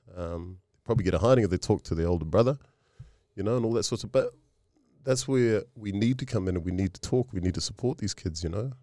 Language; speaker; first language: English; early bilingual, other home language; Tongan